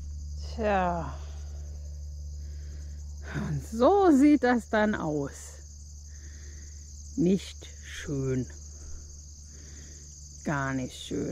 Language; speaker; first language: German; native; German